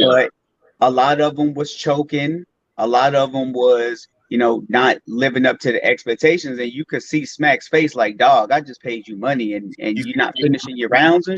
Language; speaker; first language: English; native; English